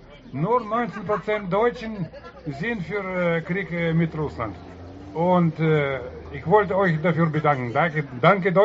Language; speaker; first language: German; non-native, fluent; Russian